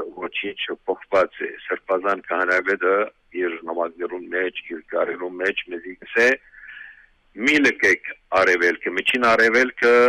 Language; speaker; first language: Armenian; early bilingual, heritage; Armenian